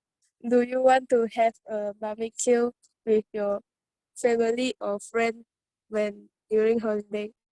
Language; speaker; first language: English; non-native, learner; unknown